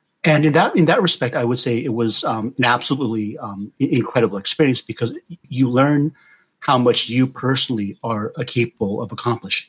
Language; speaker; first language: English; native; English